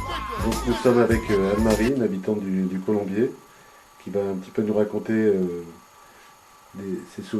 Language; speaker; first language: French; native; French